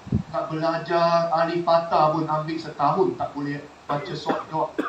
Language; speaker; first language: Malay; non-native, local second language; Chinese